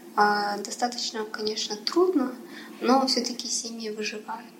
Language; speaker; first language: Russian; early bilingual, other home language; Persian